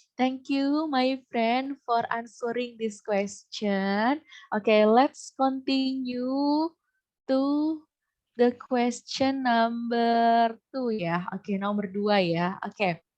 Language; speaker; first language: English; non-native, fluent; Indonesian